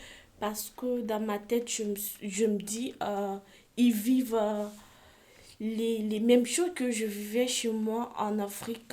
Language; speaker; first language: French; non-native, fluent; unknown